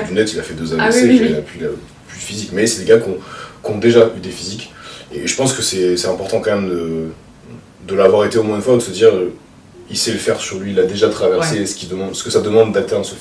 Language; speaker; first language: French; native; French